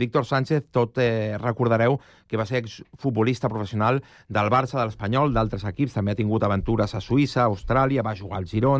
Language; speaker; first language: Catalan; native; Catalan